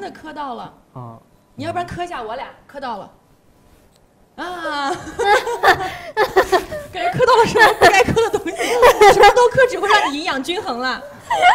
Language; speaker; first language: Chinese; native; Chinese